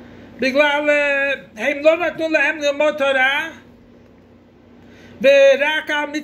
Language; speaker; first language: Hebrew; non-native, fluent; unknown